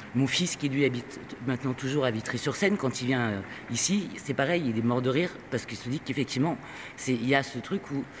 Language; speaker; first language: French; non-native, fluent; Spanish